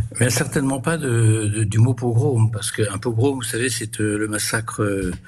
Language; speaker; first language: French; native; French